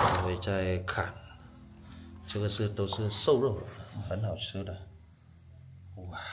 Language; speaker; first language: Chinese; non-native, learner; Vietnamese